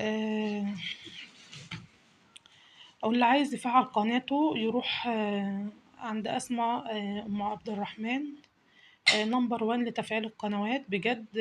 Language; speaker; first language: Arabic; native; Arabic